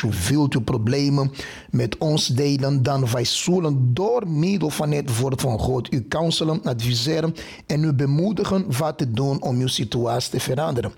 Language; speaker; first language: Dutch; non-native, fluent; Portuguese